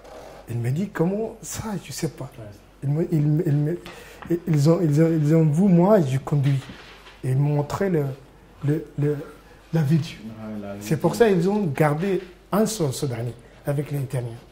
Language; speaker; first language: French; non-native, learner; Arabic